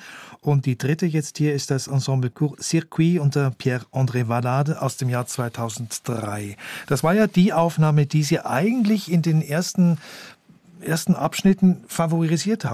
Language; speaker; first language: German; native; German